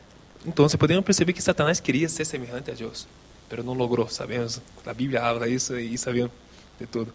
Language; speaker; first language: Spanish; non-native, local second language; Portuguese